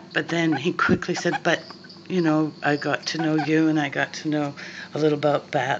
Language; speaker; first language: English; native; English